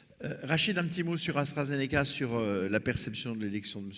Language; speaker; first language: French; native; French